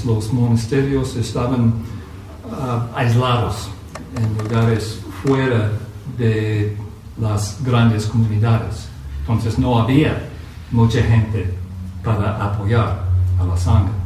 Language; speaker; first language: Spanish; non-native, fluent; English